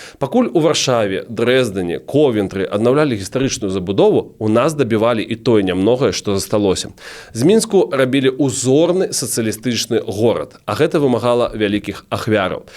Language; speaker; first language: Belarusian; non-native, local second language; Russian